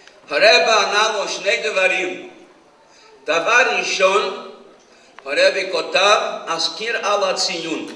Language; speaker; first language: Hebrew; non-native, fluent; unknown